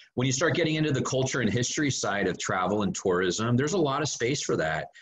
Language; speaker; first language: English; native; English